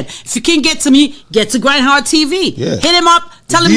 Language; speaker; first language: English; native; English